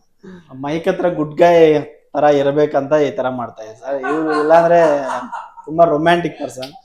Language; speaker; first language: Kannada; non-native, local second language; Telugu